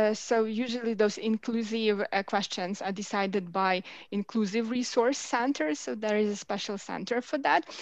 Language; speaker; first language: English; non-native, fluent; Ukrainian